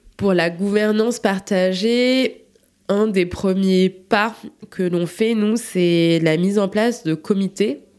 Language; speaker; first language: French; native; French